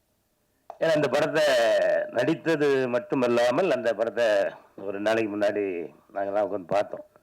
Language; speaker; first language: Tamil; native; Tamil